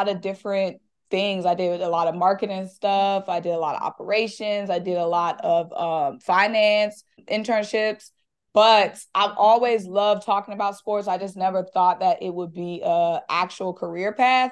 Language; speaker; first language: English; native; English